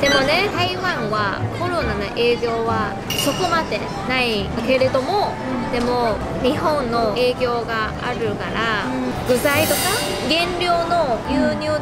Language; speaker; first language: Japanese; non-native, fluent; Chinese